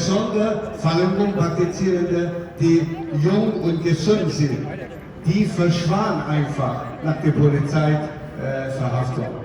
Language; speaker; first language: German; non-native, fluent; Cantonese